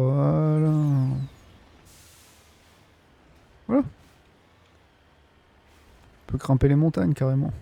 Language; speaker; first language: French; native; French